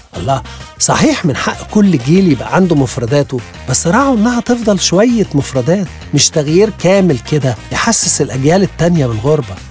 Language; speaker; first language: Arabic; native; Arabic